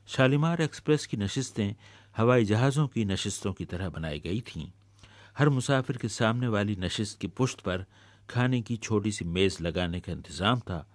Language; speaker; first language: Urdu; native; Urdu